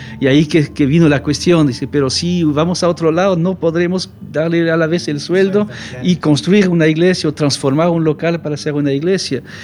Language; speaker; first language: Spanish; non-native, fluent; French